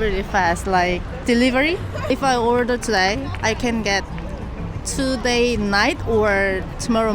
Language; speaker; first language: English; non-native, learner; Korean